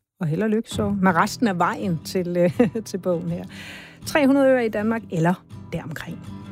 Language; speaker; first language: Danish; native; Danish